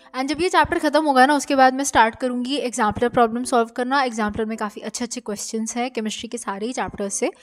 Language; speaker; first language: Hindi; non-native, local second language; Bangla